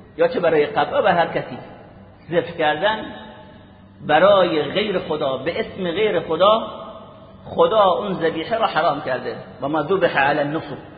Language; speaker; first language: Persian; native; Persian